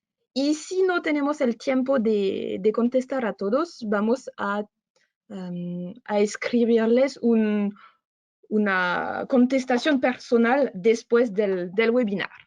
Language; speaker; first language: Spanish; non-native, fluent; French